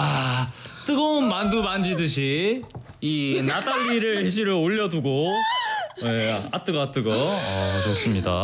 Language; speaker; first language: Korean; native; Korean